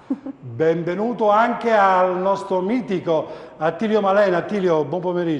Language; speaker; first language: Italian; native; Italian